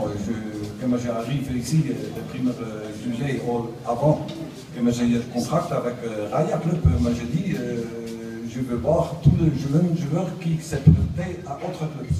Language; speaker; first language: French; non-native, learner; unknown